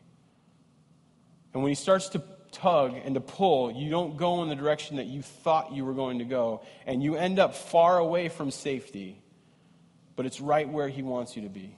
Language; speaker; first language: English; native; English